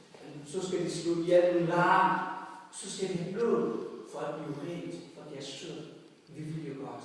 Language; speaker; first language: Danish; non-native, fluent; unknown